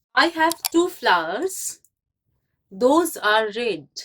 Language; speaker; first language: English; non-native, local second language; Bangla